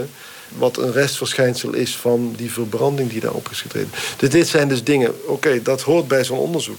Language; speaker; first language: Dutch; native; Dutch